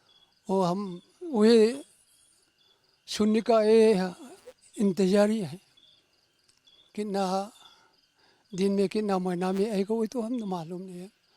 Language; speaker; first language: Hindi; non-native, local second language; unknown